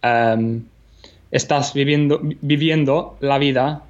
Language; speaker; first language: Spanish; early bilingual, other home language; English